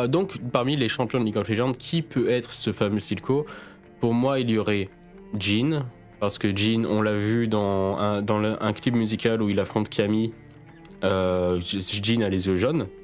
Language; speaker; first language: French; native; French